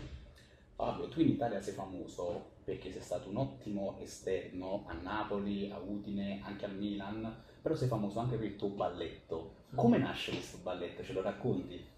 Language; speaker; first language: Italian; native; Italian